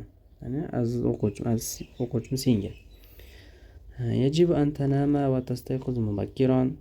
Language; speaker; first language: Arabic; non-native, fluent; Uzbek